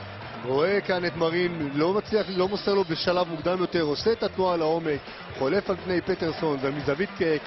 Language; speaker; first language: Hebrew; native; Hebrew